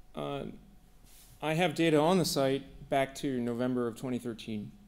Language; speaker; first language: English; native; English